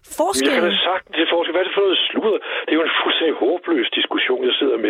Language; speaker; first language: Danish; native; Danish